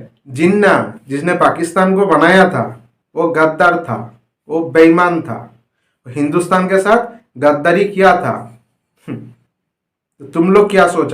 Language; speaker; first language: Hindi; non-native, local second language; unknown